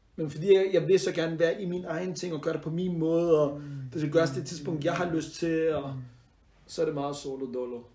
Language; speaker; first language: Danish; early bilingual, other home language; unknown